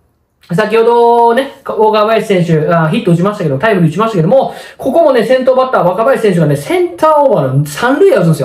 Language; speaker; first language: Japanese; native; Japanese